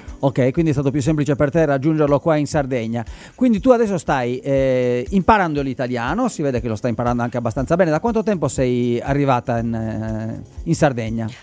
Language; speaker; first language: Italian; native; Italian